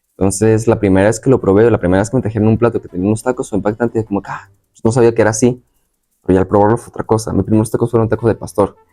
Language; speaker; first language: Spanish; native; Spanish